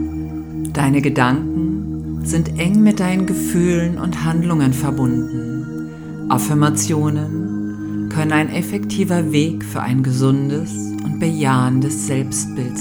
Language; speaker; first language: German; native; German